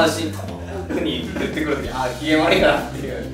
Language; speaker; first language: Japanese; native; Japanese